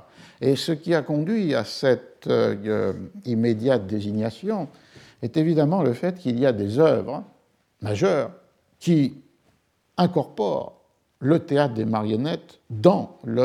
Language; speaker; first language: French; native; French